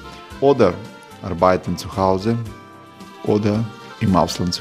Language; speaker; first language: German; non-native, learner; Croatian